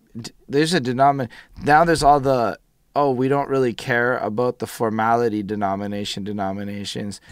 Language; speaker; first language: English; native; English